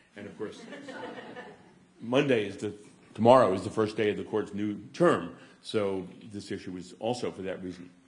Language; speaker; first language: English; native; English